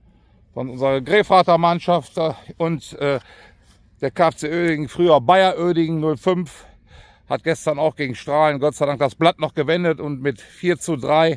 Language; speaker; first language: German; native; German